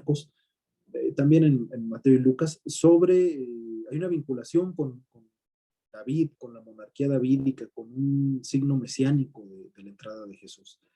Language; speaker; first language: Spanish; native; Spanish